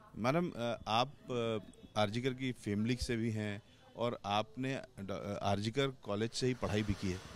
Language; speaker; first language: Hindi; native; Hindi